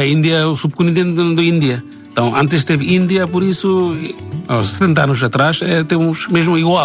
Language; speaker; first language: Portuguese; non-native, learner; Bangla